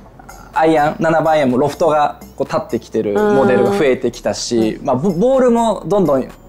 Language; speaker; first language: Japanese; native; Japanese